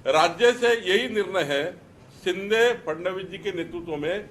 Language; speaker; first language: Hindi; non-native, local second language; Marathi